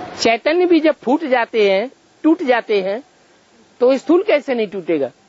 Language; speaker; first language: Hindi; native; Hindi